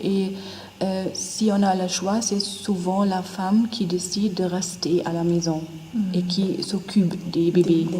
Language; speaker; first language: French; non-native, fluent; German